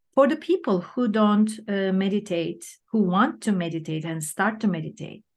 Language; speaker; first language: English; non-native, fluent; Turkish